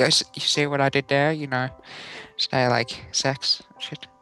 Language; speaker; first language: English; native; English